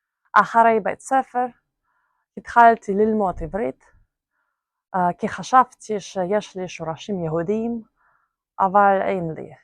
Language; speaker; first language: Hebrew; non-native, learner; Russian